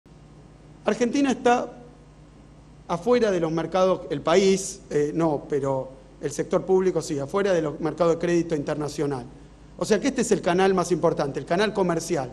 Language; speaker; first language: Spanish; native; Spanish